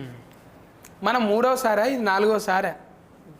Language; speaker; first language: Telugu; native; Telugu